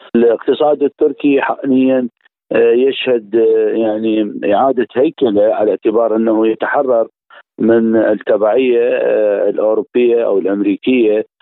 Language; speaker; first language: Arabic; native; Arabic